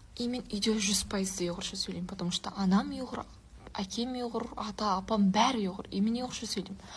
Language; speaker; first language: Kazakh; non-native, local second language; Uyghur